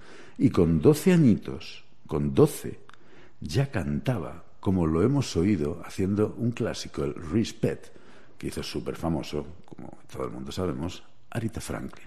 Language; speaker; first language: Spanish; native; Spanish